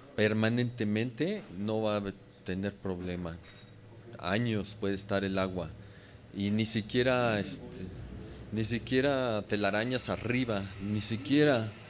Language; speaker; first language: Spanish; native; Spanish